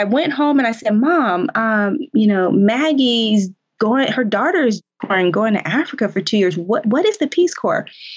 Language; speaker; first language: English; native; English